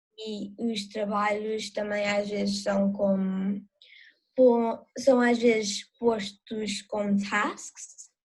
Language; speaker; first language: Portuguese; early bilingual, heritage; Portuguese